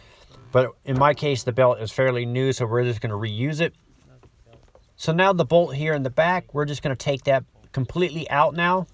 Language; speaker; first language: English; native; English